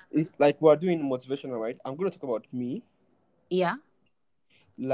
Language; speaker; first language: English; non-native, local second language; Krio